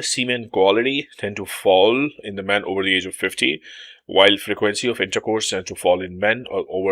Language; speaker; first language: English; non-native, local second language; Urdu